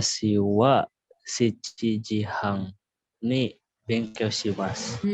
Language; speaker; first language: Japanese; non-native, learner; Indonesian